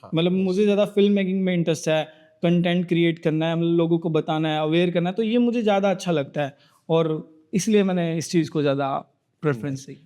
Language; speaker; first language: Hindi; native; Hindi